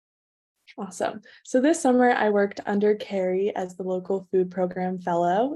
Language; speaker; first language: English; native; English